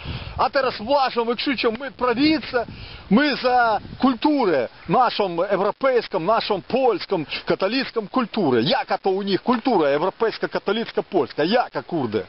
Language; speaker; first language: Polish; non-native, fluent; Ukrainian